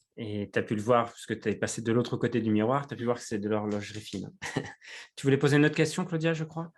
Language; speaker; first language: French; native; French